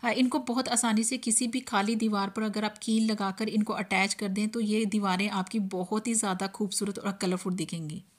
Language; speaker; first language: Hindi; non-native, local second language; Punjabi